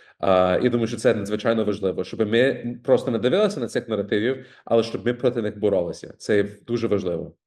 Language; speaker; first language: Ukrainian; early bilingual, heritage; Ukrainian